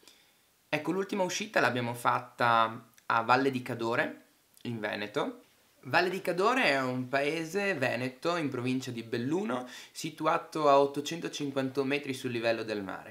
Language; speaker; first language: Italian; native; Italian